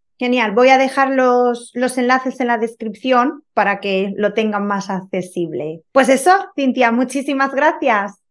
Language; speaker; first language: Spanish; native; Spanish